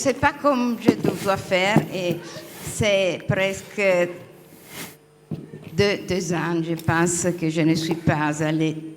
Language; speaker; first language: French; non-native, learner; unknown